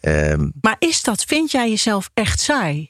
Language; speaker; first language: Dutch; native; Dutch